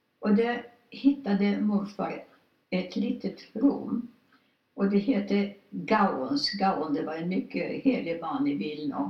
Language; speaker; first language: Swedish; non-native, fluent; Polish